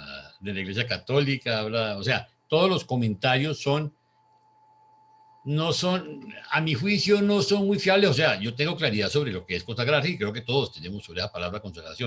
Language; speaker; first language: Spanish; native; Spanish